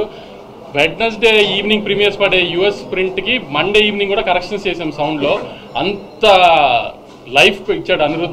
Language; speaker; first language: Telugu; native; Telugu